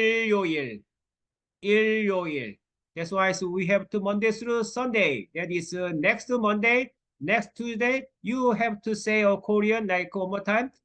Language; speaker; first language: English; non-native, learner; Korean